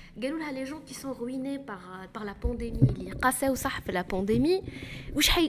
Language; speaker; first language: French; non-native, local second language; Arabic